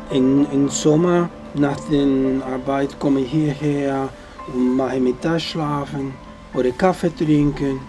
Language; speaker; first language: German; non-native, fluent; Spanish